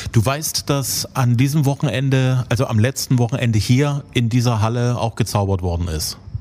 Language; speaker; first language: German; native; German